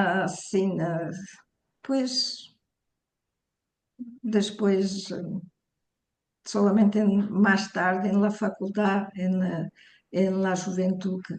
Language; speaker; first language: Spanish; early bilingual, heritage; Portuguese